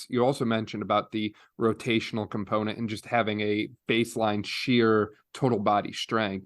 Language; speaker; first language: English; native; English